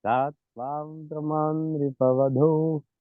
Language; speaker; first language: Russian; native; Russian